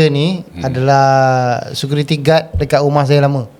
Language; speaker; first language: Malay; native; Malay